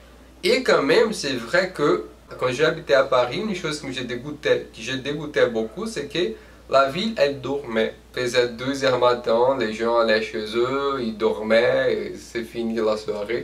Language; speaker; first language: French; non-native, fluent; Portuguese